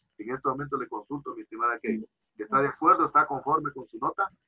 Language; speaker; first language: Spanish; native; Spanish